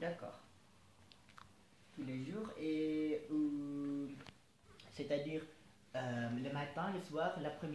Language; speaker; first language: French; non-native, fluent; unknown